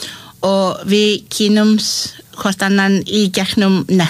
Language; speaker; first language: Icelandic; non-native, learner; Malay